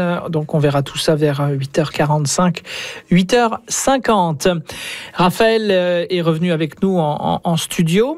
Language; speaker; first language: French; native; French